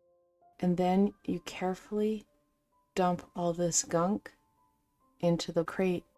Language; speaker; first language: English; native; English